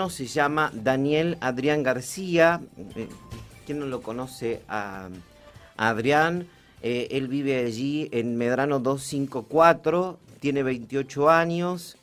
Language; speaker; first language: Spanish; native; Spanish